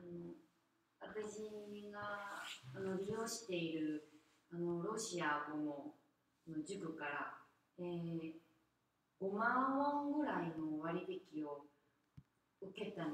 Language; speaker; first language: Japanese; non-native, fluent; Korean